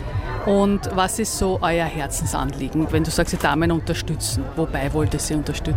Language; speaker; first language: German; native; German